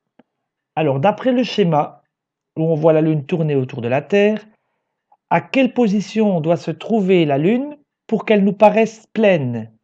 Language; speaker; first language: French; native; French